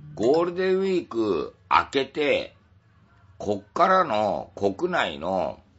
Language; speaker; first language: Japanese; native; Japanese